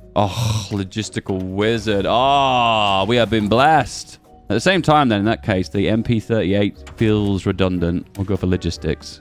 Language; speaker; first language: English; native; English